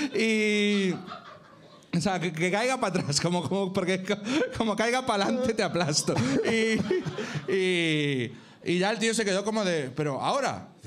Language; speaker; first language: Spanish; native; Spanish